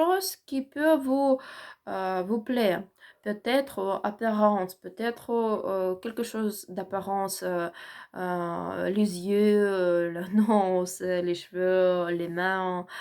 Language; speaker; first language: French; non-native, learner; Ukrainian